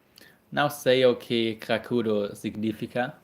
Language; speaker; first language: Portuguese; non-native, learner; German